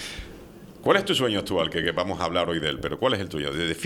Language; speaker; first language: Spanish; native; Spanish